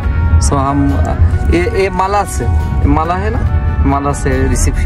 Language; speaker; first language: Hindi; non-native, learner; Bangla